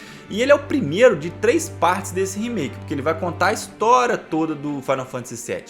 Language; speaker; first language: Portuguese; native; Portuguese